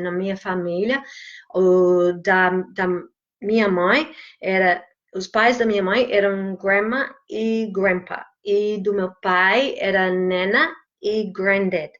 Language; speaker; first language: Portuguese; non-native, fluent; English